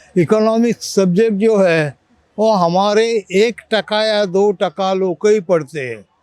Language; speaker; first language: Hindi; non-native, local second language; Marathi